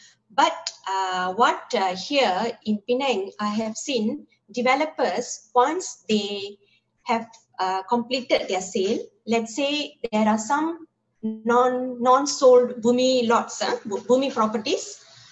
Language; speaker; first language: English; non-native, local second language; Tamil